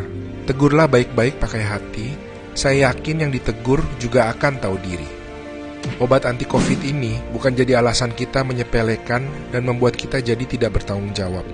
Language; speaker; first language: Indonesian; native; Indonesian